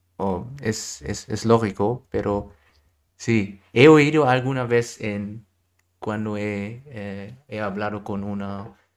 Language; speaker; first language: Spanish; non-native, learner; German